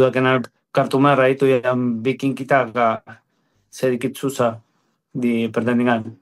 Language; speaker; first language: Indonesian; non-native, fluent; Spanish